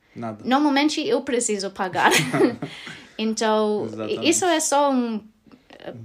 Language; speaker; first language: Portuguese; non-native, fluent; English